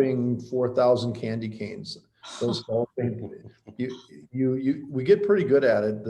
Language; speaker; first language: English; native; English